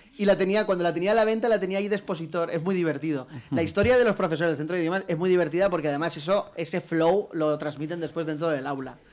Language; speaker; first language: Spanish; native; Spanish